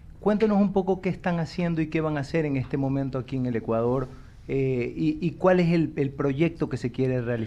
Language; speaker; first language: Spanish; native; Spanish